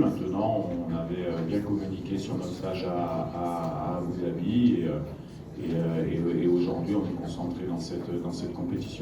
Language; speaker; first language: French; native; French